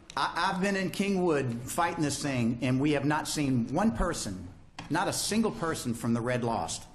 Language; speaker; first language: English; native; English